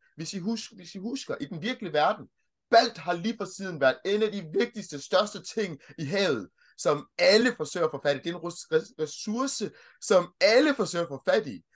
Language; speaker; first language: Danish; early bilingual, other home language; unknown